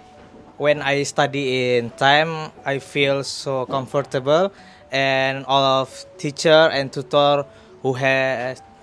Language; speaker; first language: English; non-native, learner; Indonesian